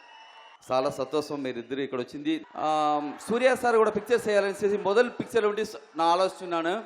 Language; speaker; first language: Telugu; non-native, learner; Tamil